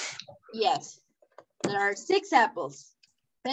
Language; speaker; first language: English; non-native, fluent; Spanish